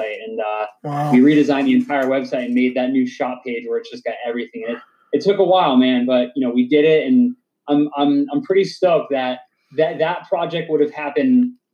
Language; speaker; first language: English; native; English